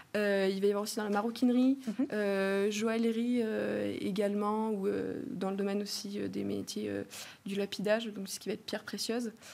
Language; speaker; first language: French; native; French